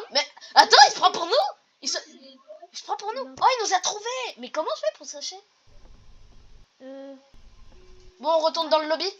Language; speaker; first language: French; native; French